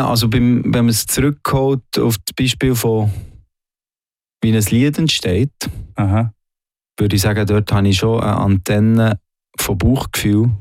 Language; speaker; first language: German; native; German